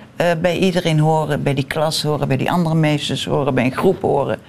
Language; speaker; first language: Dutch; native; Dutch